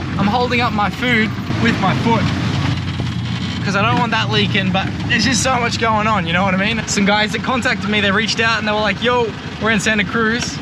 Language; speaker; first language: English; native; English